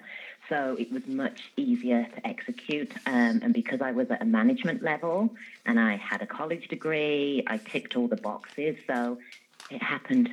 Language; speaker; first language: English; native; English